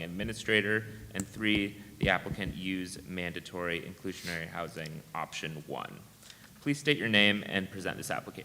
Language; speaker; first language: English; native; English